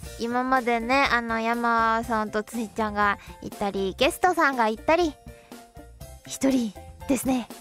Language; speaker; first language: Japanese; non-native, fluent; Chinese